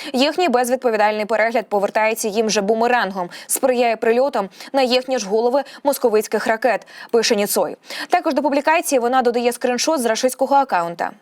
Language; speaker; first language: Ukrainian; native; Ukrainian